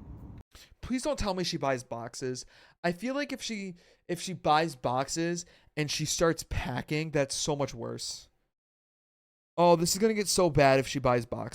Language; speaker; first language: English; native; English